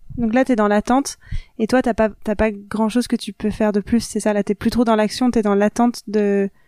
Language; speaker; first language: French; native; French